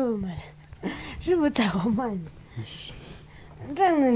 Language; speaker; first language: Chinese; non-native, local second language; Tibetan